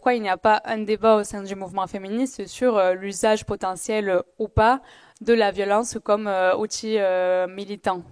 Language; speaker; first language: French; native; French